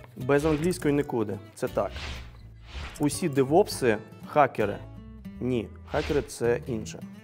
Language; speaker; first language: Ukrainian; non-native, local second language; Russian